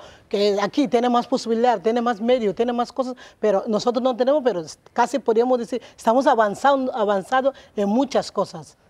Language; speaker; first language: Spanish; non-native, learner; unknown